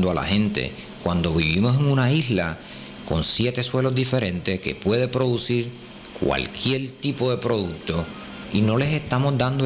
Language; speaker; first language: Spanish; native; Spanish